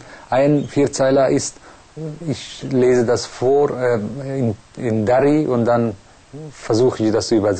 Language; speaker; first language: German; non-native, fluent; Persian